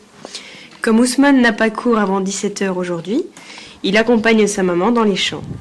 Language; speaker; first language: French; native; French